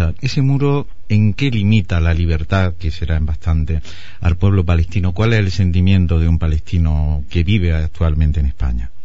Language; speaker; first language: Spanish; native; Spanish